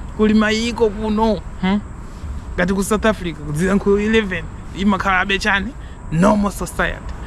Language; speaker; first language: Nyanja; non-native, local second language; Tumbuka